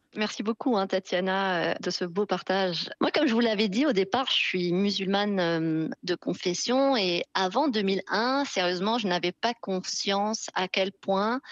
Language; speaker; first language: French; non-native, local second language; Arabic